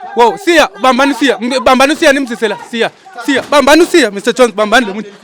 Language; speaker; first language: Zulu; non-native, local second language; Xhosa